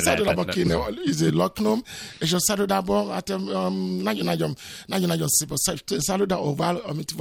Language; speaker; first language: Hungarian; non-native, fluent; Yoruba